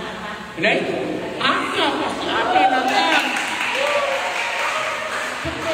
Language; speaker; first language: Indonesian; native; Indonesian